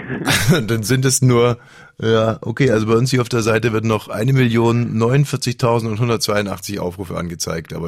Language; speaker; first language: German; native; German